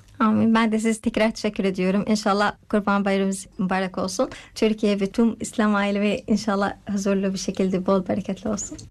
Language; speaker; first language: Turkish; non-native, learner; Arabic